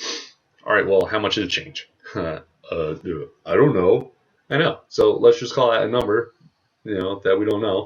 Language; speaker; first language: English; native; English